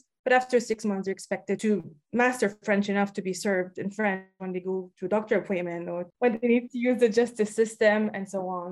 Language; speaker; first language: English; native; English